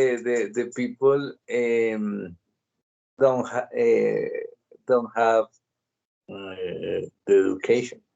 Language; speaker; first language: English; non-native, learner; Spanish